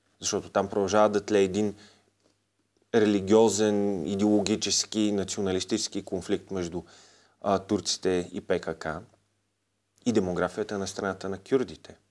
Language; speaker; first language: Bulgarian; native; Bulgarian